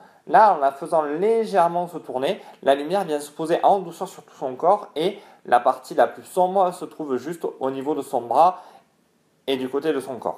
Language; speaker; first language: French; native; French